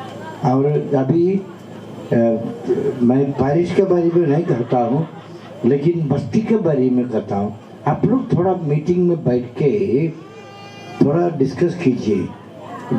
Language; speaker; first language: Hindi; non-native, local second language; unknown